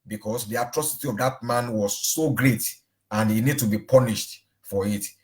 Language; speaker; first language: English; non-native, local second language; Yoruba